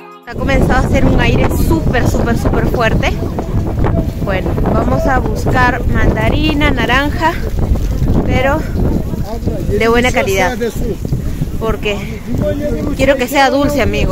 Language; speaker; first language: Spanish; native; Spanish